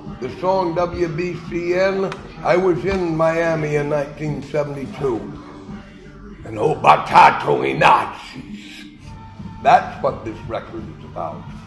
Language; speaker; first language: English; native; English